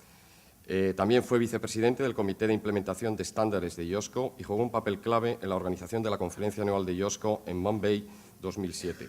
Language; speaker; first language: Spanish; native; Spanish